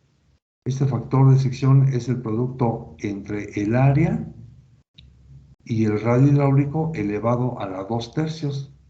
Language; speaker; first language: Spanish; native; Spanish